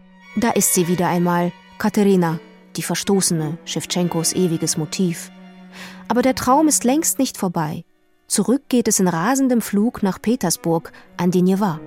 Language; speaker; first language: German; native; German